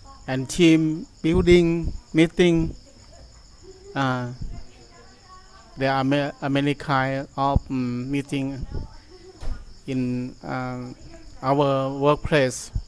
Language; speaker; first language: English; non-native, learner; Thai